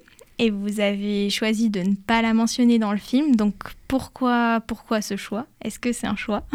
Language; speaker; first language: French; native; French